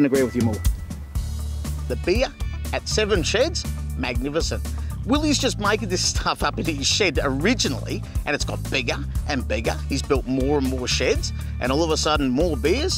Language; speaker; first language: English; native; English